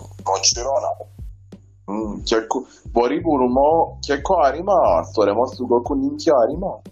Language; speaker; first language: Japanese; non-native, learner; Persian